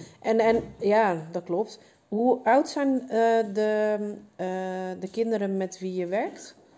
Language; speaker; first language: Dutch; native; Dutch